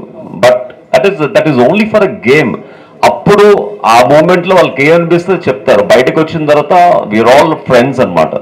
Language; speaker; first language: Telugu; native; Telugu